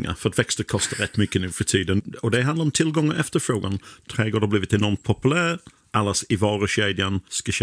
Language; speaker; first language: Swedish; non-native, fluent; English